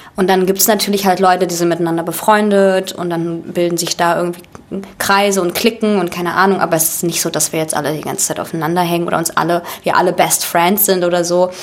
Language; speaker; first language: German; early bilingual, other home language; Russian